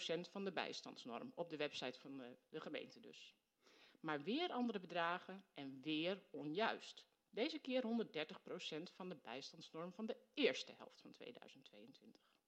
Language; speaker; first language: Dutch; native; Dutch